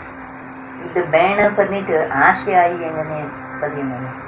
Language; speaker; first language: Malayalam; non-native, local second language; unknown